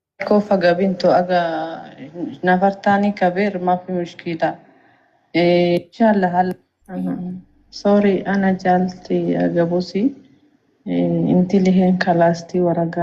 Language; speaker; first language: Arabic; non-native, learner; Amharic